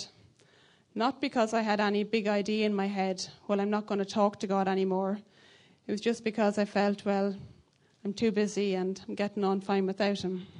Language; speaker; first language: English; native; English